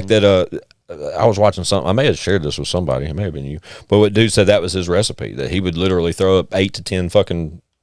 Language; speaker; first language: English; native; English